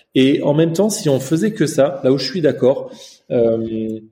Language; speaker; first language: French; early bilingual, other home language; Chinese